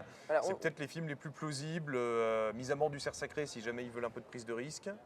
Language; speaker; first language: French; native; French